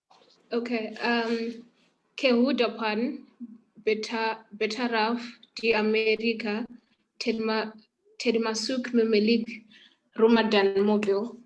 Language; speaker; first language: Indonesian; non-native, learner; English